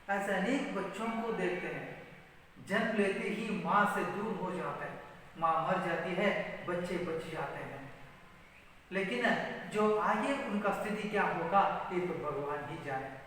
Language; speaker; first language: Hindi; non-native, local second language; Kannada